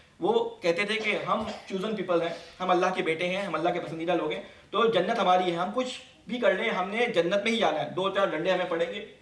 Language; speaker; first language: Urdu; native; Urdu